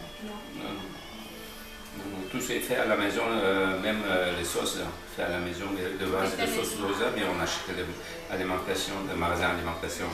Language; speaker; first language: French; non-native, learner; Korean